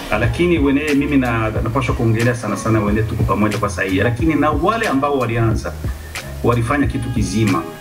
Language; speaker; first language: Swahili; non-native, local second language; Rundi